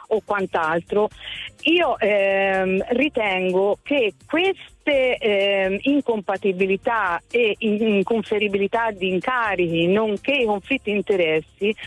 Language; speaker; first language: Italian; native; Italian